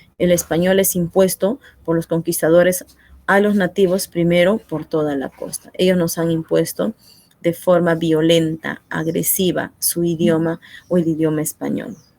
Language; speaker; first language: Spanish; non-native, local second language; Quechua